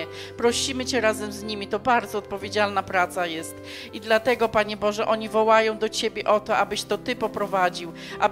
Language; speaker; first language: Polish; native; Polish